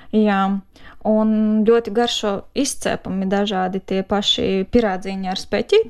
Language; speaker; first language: Latvian; non-native, fluent; Ukrainian